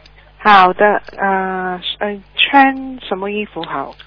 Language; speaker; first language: Chinese; early bilingual, heritage; Chinese